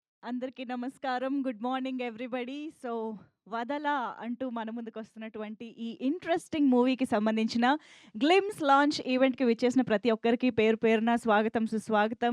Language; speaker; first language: Telugu; native; Telugu